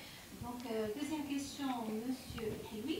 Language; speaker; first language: French; non-native, local second language; Arabic